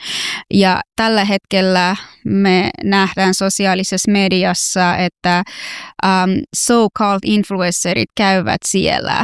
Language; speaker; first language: Finnish; non-native, fluent; Persian